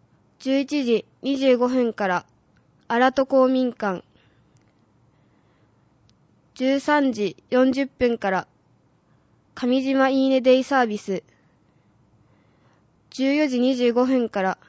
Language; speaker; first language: Japanese; native; Japanese